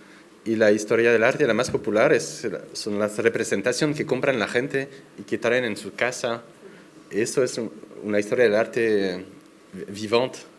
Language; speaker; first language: Spanish; non-native, fluent; French